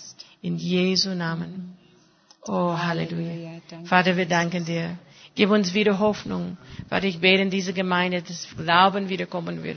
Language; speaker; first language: German; non-native, fluent; English